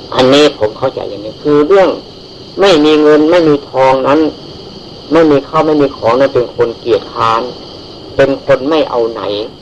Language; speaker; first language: Thai; native; Thai